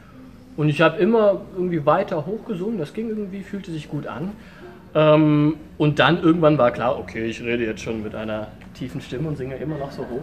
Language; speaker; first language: German; native; German